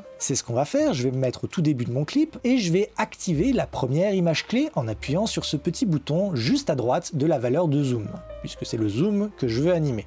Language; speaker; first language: French; native; French